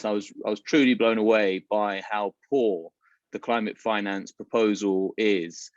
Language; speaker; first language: English; native; English